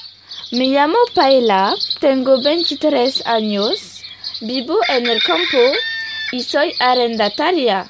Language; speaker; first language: Spanish; non-native, learner; French